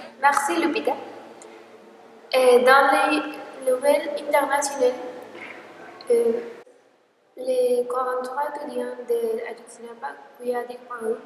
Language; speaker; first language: French; non-native, learner; Spanish